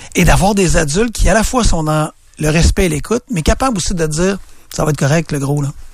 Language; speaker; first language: French; native; French